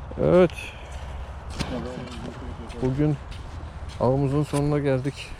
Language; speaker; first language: Turkish; native; Turkish